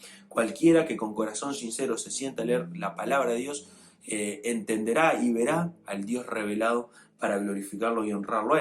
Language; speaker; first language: Spanish; native; Spanish